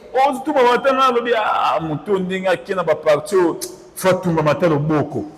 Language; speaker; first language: Lingala; non-native, local second language; Kongo